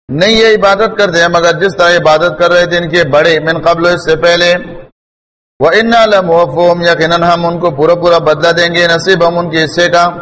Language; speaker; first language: Urdu; non-native, local second language; Pashto